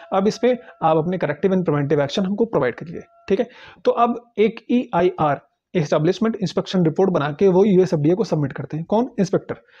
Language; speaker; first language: Hindi; native; Hindi